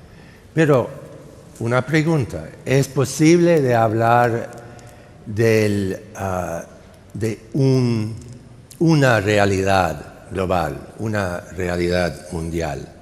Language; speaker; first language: Spanish; non-native, fluent; English